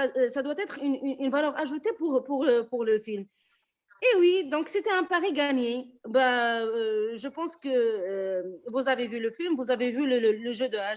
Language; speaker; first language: French; non-native, local second language; Arabic